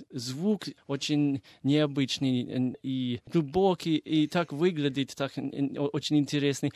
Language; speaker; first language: Russian; non-native, fluent; English